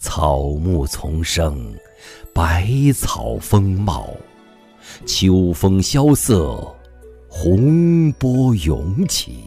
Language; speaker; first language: Chinese; native; Chinese